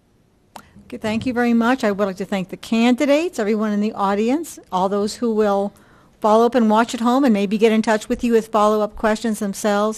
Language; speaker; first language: English; native; English